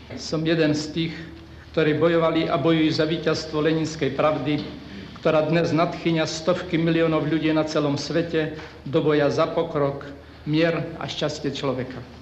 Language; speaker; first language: Slovak; non-native, local second language; Rusyn